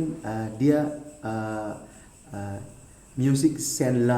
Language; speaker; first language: Indonesian; native; Indonesian